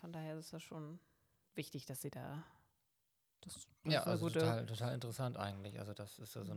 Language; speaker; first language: German; native; German